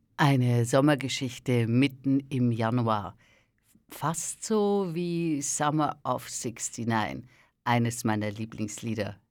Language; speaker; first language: German; native; German